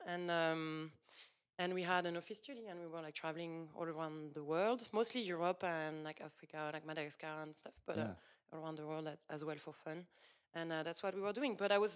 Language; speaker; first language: English; non-native, fluent; French